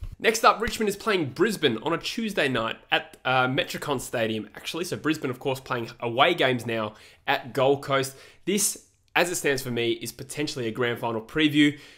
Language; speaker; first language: English; native; English